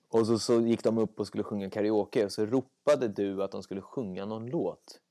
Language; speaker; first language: Swedish; native; Swedish